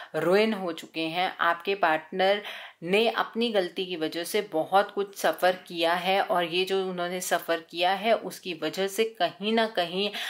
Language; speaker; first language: Hindi; native; Hindi